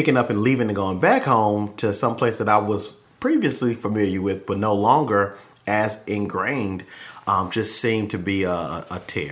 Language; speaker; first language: English; native; English